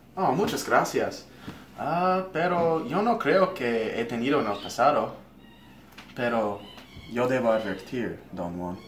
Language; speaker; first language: Spanish; non-native, learner; English